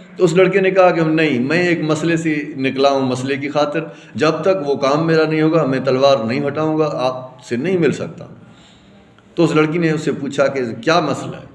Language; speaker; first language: Urdu; non-native, local second language; Sindhi